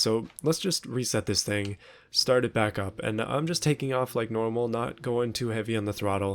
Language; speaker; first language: English; native; English